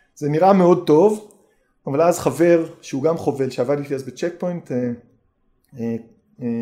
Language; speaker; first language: Hebrew; native; Hebrew